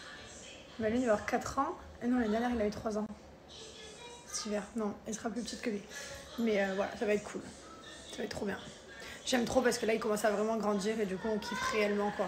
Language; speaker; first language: French; native; French